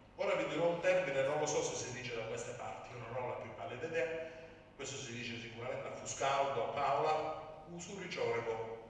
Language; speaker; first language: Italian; native; Italian